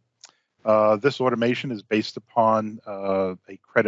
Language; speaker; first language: English; native; English